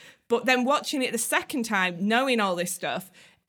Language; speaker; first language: English; native; English